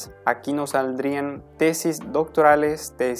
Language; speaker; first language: Spanish; native; Spanish